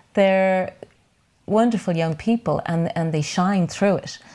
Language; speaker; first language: English; native; English